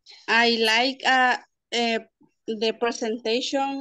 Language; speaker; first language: English; non-native, learner; Spanish